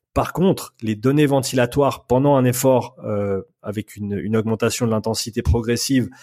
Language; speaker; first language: French; native; French